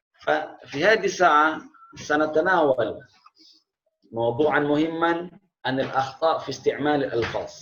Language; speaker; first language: Arabic; non-native, fluent; Indonesian